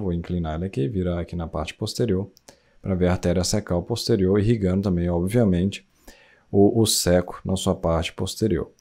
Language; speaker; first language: Portuguese; native; Portuguese